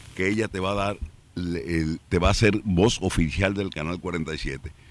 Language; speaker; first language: Spanish; native; Spanish